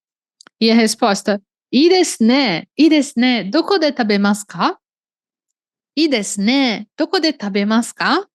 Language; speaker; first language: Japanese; non-native, fluent; Portuguese